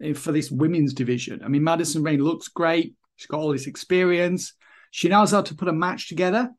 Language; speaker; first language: English; native; English